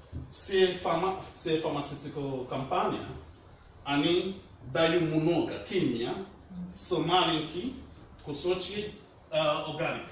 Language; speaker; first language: Russian; non-native, learner; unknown